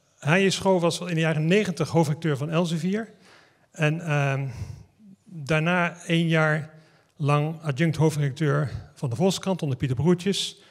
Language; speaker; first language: Dutch; native; Dutch